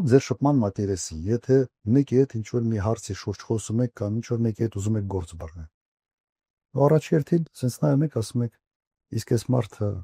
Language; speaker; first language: Armenian; native; Armenian